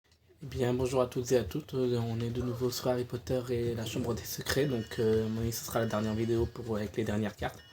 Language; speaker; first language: French; native; French